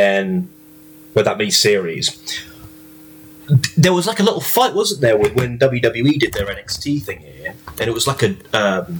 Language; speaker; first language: English; native; English